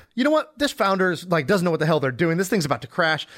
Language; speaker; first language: English; native; English